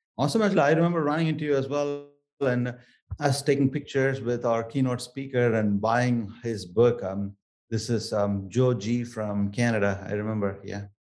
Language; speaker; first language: English; non-native, local second language; Tamil